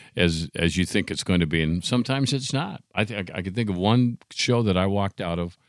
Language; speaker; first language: English; non-native, fluent; Italian